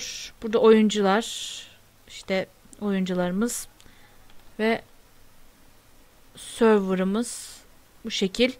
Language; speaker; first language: Turkish; native; Turkish